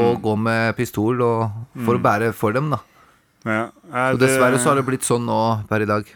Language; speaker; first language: Norwegian; native; Norwegian